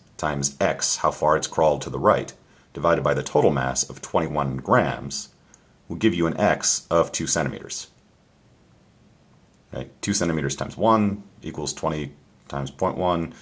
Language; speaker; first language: English; native; English